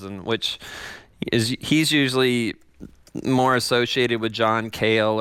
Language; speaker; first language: English; native; English